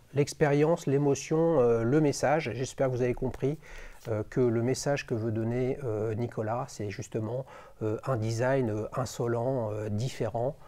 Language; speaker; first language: French; native; French